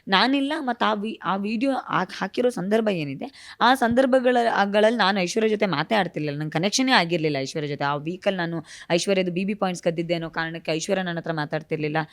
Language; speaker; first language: Kannada; native; Kannada